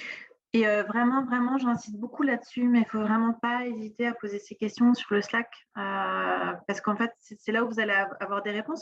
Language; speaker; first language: French; native; French